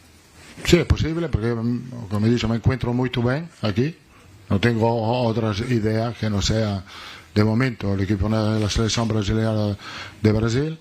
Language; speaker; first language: Spanish; non-native, fluent; Italian